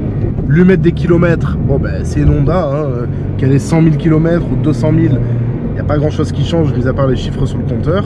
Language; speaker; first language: French; native; French